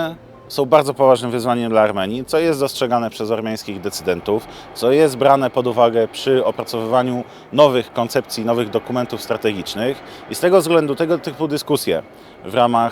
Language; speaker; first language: Polish; native; Polish